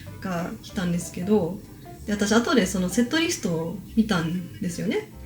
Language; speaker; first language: Japanese; early bilingual, heritage; Japanese